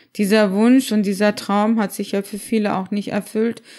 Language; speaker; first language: German; early bilingual, other home language; Turkish